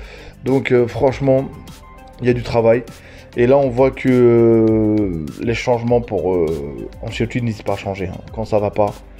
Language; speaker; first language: French; native; French